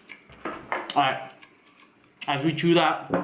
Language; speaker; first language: English; native; English